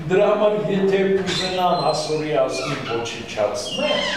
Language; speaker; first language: Armenian; non-native, local second language; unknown